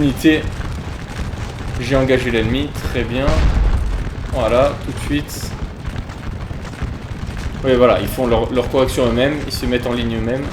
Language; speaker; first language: French; native; French